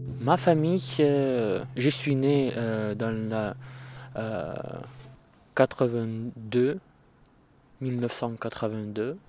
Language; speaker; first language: French; non-native, learner; Russian